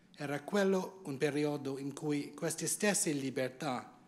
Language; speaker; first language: Italian; non-native, fluent; English